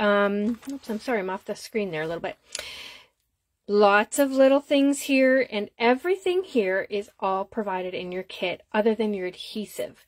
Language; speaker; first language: English; native; English